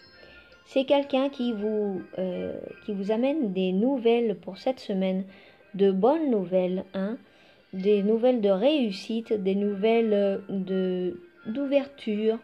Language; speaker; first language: French; non-native, fluent; Spanish